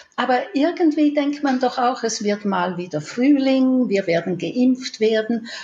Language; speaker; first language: German; native; German